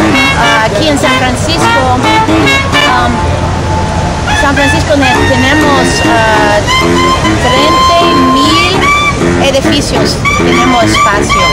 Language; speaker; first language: Spanish; non-native, learner; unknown